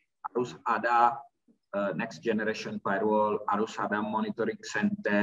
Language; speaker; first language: Indonesian; non-native, learner; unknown